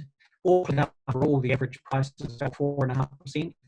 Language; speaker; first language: English; native; English